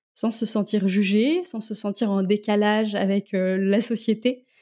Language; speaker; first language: French; native; French